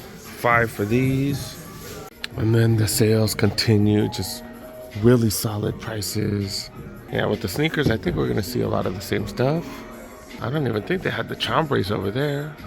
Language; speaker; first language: English; native; English